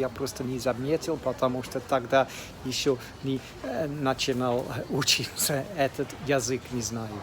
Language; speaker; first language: Russian; non-native, fluent; English